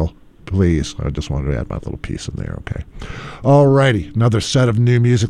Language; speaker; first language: English; native; English